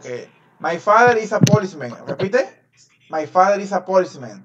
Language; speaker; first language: English; non-native, fluent; Spanish